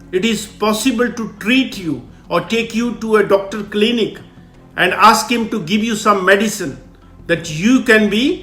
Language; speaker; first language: English; non-native, local second language; Punjabi